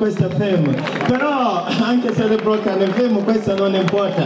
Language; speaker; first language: Italian; non-native, learner; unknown